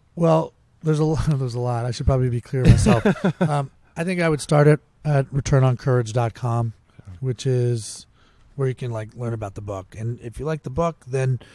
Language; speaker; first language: English; native; English